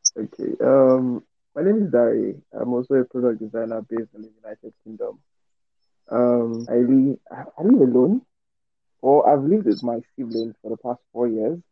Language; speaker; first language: English; non-native, local second language; Yoruba